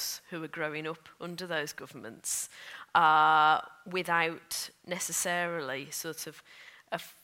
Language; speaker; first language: English; native; English